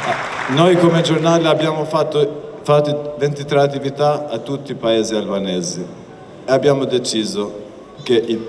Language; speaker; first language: Italian; non-native, learner; Albanian